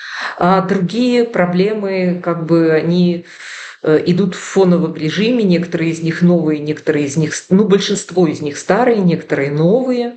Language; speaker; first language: Russian; native; Russian